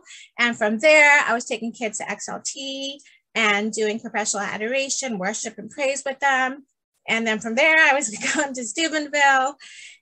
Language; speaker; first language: English; early bilingual, other home language; Spanish